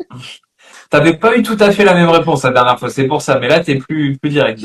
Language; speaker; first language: French; native; French